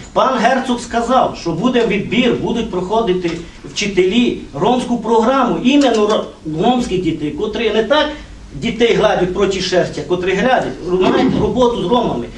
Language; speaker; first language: Ukrainian; non-native, local second language; Romany